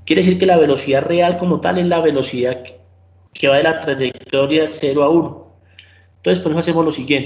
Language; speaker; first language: Spanish; native; Spanish